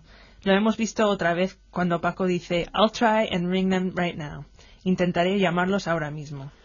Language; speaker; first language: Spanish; non-native, fluent; English